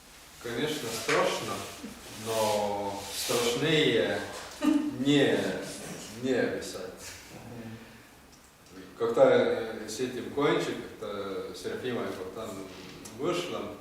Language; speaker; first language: Russian; non-native, learner; Estonian